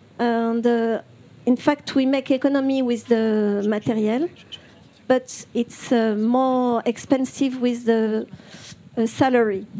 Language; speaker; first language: English; non-native, fluent; French